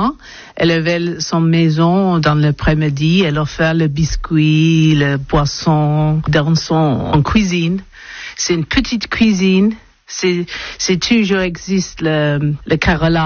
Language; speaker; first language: French; non-native, learner; English